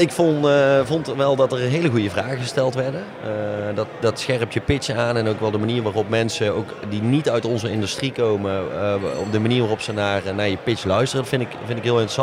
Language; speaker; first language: Dutch; native; Dutch